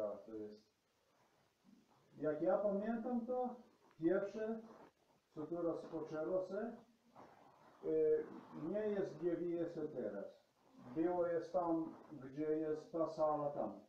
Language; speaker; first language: Polish; non-native, learner; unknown